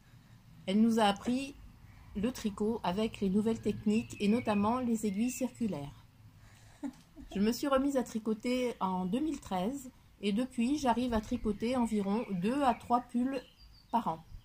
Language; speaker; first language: French; native; French